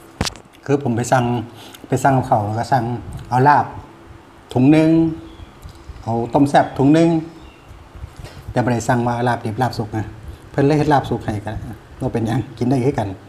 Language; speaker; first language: Thai; non-native, local second language; Northeastern Thai